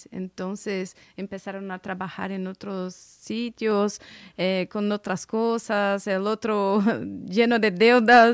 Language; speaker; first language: Spanish; non-native, fluent; Portuguese